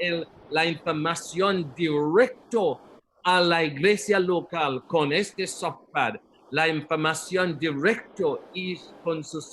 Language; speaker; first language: Spanish; non-native, learner; Portuguese